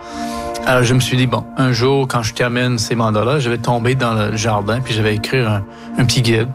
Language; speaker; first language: French; non-native, local second language; English